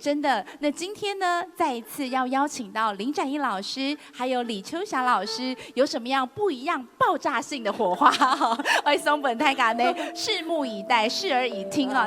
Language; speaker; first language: Chinese; native; Chinese